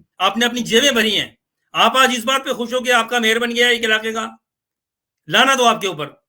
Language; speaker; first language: Urdu; native; Urdu